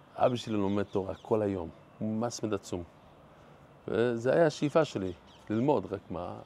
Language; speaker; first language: Hebrew; non-native, fluent; English